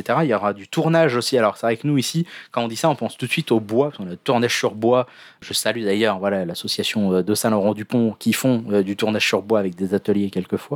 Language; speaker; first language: French; native; French